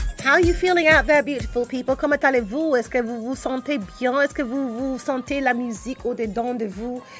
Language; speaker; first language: French; non-native, learner; English